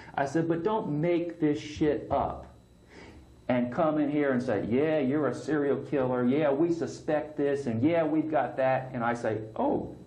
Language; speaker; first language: English; native; English